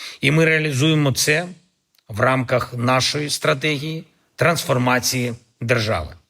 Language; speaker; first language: Ukrainian; native; Ukrainian